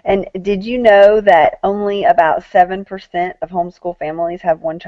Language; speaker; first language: English; native; English